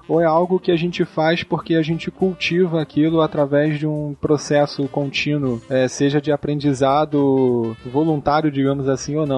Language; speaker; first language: Portuguese; native; Portuguese